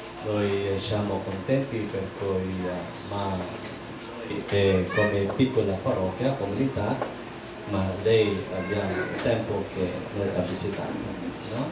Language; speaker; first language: Italian; non-native, learner; Filipino